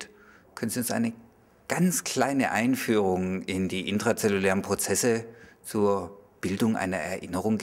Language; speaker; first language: German; native; German